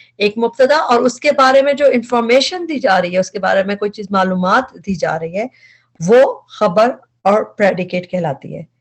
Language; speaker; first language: Urdu; native; Urdu